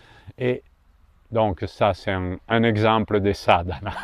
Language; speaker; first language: French; non-native, fluent; Italian